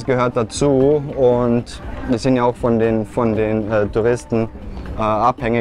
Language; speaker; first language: German; native; German